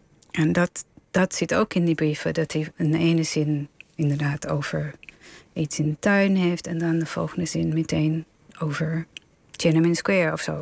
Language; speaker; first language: Dutch; non-native, fluent; English